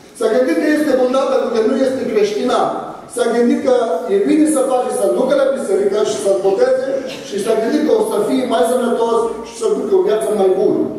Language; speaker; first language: Romanian; non-native, fluent; Arabic